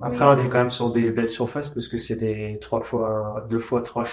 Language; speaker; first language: French; native; French